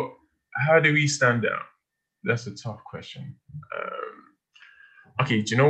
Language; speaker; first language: English; native; English